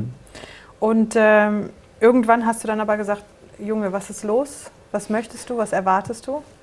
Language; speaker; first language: German; native; German